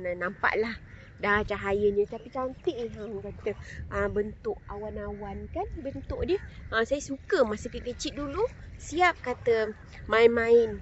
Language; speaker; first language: Malay; native; Malay